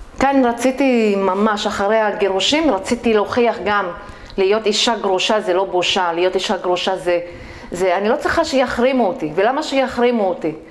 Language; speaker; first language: Hebrew; non-native, local second language; Arabic